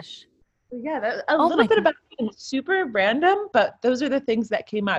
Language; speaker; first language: English; native; English